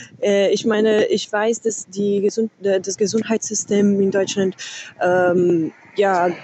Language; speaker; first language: German; non-native, learner; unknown